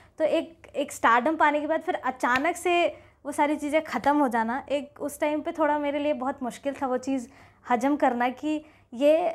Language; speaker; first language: Hindi; native; Hindi